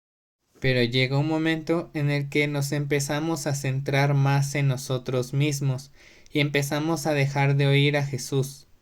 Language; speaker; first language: Spanish; native; Spanish